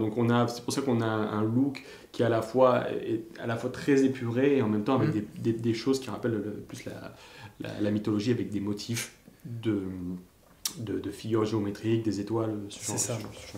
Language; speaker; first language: French; native; French